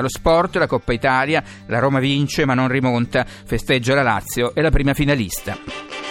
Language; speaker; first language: Italian; native; Italian